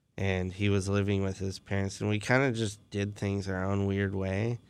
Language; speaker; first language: English; native; English